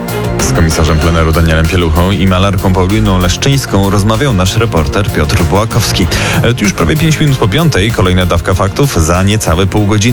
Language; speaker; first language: Polish; native; Polish